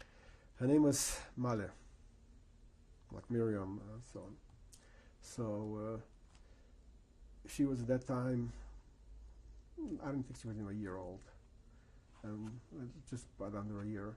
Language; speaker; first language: English; early bilingual, other home language; Yiddish